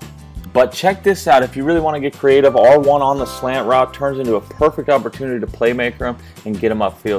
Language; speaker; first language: English; native; English